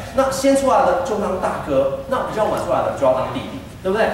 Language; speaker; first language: Chinese; early bilingual, heritage; Chinese